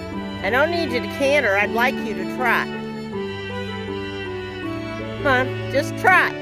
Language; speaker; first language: English; native; English